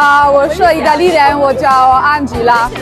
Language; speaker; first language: Chinese; non-native, learner; Italian